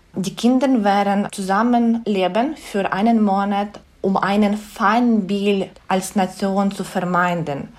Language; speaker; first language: German; non-native, fluent; Ukrainian